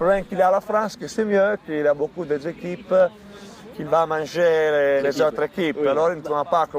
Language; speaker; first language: French; non-native, learner; Italian